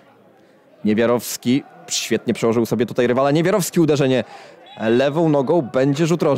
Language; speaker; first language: Polish; native; Polish